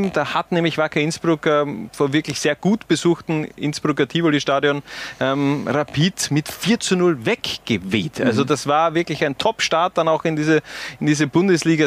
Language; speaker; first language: German; native; German